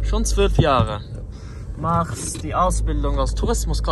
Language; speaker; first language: German; non-native, fluent; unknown